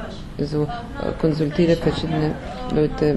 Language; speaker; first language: German; non-native, learner; Russian